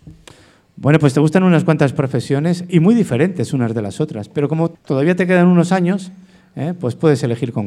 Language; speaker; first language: Spanish; native; Spanish